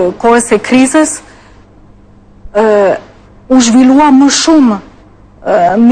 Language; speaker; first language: Albanian; non-native, fluent; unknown